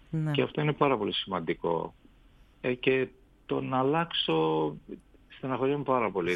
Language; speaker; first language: Greek; non-native, fluent; Armenian